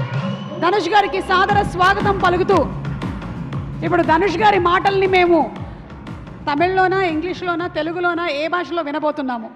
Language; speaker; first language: Telugu; native; Telugu